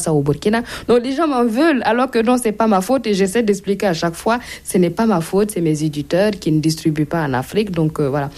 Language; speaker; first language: French; non-native, local second language; Mossi